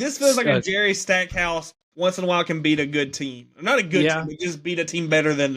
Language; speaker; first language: English; native; English